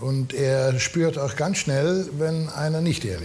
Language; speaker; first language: German; non-native, learner; Dutch